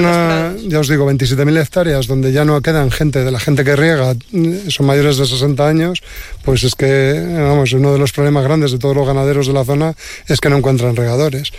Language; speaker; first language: Spanish; native; Spanish